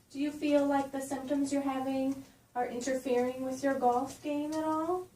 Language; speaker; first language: English; native; English